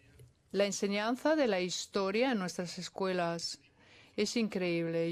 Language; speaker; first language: Spanish; non-native, fluent; Italian